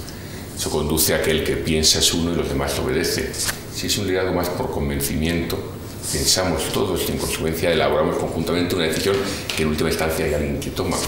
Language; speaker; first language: Spanish; native; Spanish